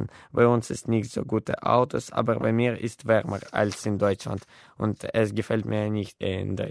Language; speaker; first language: German; non-native, learner; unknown